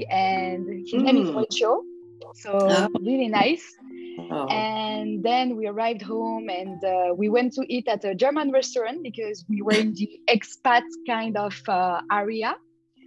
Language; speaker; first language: English; non-native, fluent; French